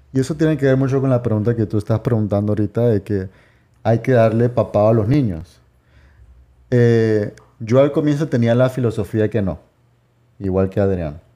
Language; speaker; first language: Spanish; native; Spanish